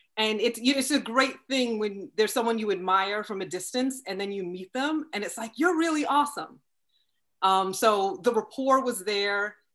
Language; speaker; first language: English; native; English